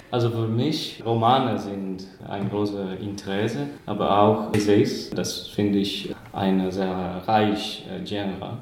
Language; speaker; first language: German; non-native, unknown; Spanish